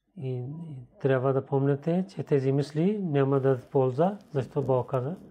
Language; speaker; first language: Bulgarian; non-native, learner; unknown